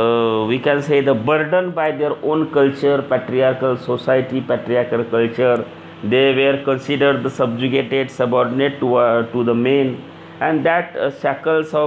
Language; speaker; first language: English; non-native, local second language; Marathi